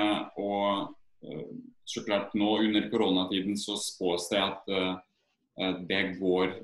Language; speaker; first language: Norwegian; non-native, fluent; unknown